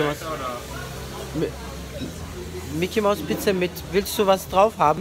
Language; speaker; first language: German; early bilingual, other home language; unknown